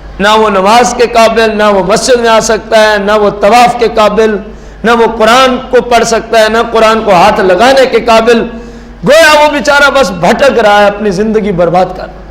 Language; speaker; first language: Urdu; non-native, local second language; Punjabi